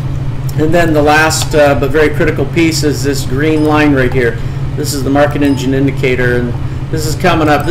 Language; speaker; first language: English; native; English